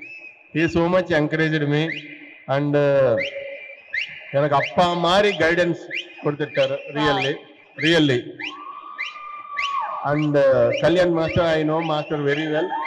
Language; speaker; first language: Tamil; non-native, learner; Telugu